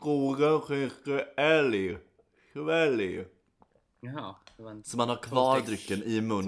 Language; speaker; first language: Swedish; native; Swedish